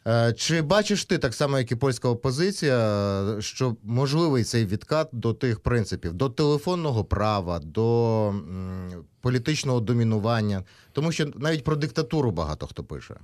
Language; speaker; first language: Ukrainian; native; Ukrainian